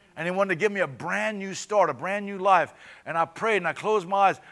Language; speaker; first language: English; native; English